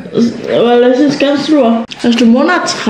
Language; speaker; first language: German; non-native, learner; Indonesian